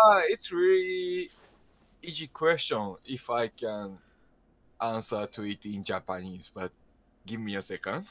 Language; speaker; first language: English; non-native, learner; Japanese